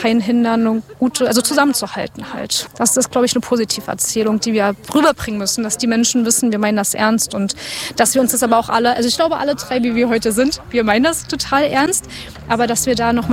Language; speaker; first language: German; native; German